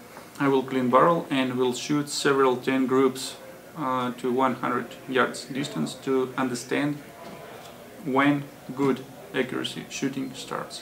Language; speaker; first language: English; non-native, fluent; Russian